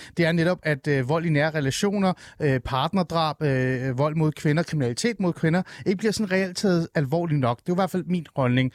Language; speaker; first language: Danish; early bilingual, other home language; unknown